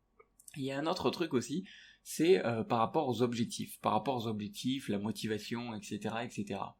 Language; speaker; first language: French; native; French